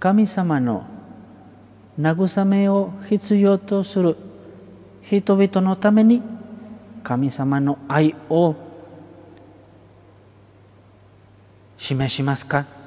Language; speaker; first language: Japanese; non-native, fluent; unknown